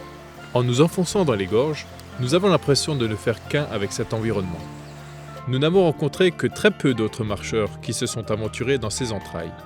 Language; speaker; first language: French; native; French